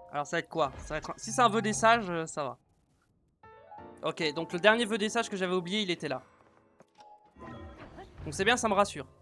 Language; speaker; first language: French; native; French